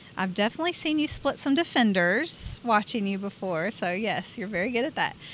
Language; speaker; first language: English; native; English